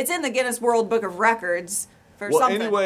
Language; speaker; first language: English; native; English